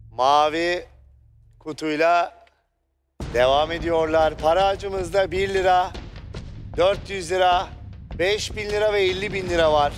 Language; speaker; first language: Turkish; native; Turkish